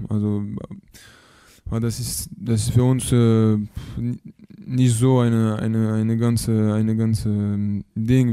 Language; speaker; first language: German; non-native, learner; French